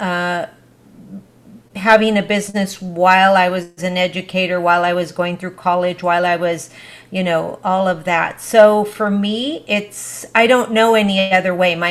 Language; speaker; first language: English; early bilingual, other home language; Spanish